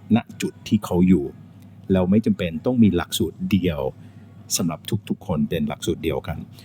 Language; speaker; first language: Thai; non-native, fluent; English